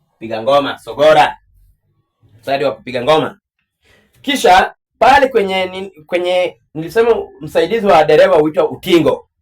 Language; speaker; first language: Swahili; non-native, local second language; Luyia